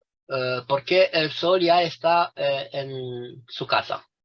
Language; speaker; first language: Spanish; non-native, fluent; Romanian